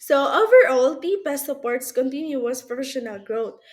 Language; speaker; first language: English; non-native, local second language; Filipino